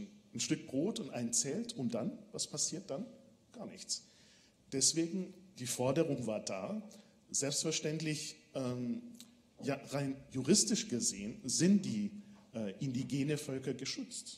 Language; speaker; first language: German; non-native, fluent; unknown